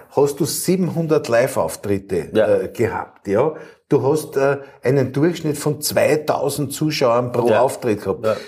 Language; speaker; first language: German; native; German